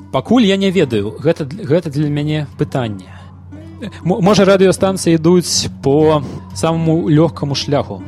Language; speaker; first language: Belarusian; non-native, local second language; Russian